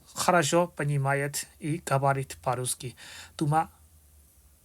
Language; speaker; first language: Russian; non-native, fluent; Burmese